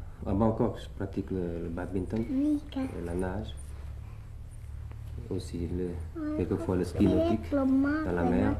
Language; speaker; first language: French; early bilingual, other home language; Thai